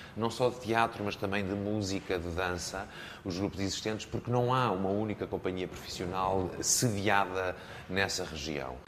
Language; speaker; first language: Portuguese; native; Portuguese